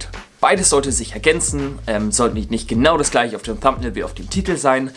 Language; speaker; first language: German; native; German